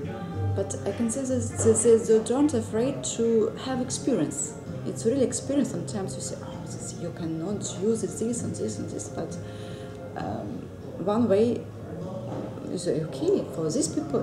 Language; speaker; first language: English; non-native, learner; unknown